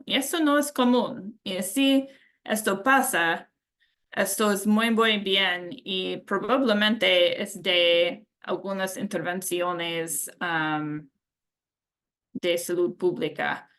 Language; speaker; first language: Spanish; non-native, learner; English